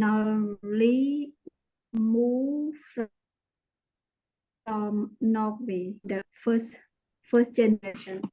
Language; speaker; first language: English; non-native, learner; Khmer